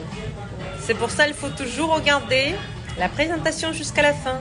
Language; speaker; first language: French; non-native, fluent; Russian